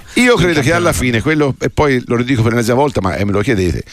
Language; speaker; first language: Italian; native; Italian